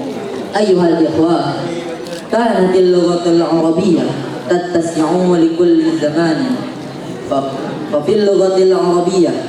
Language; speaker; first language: Arabic; non-native, learner; Indonesian